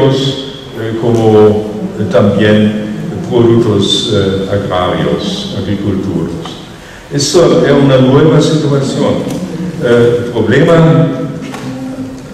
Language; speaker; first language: Portuguese; non-native, fluent; German